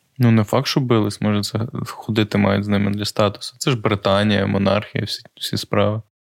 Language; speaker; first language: Ukrainian; native; Ukrainian